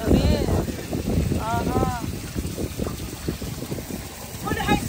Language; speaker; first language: Arabic; non-native, learner; Filipino